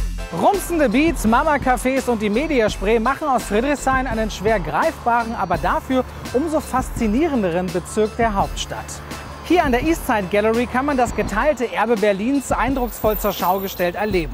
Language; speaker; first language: German; native; German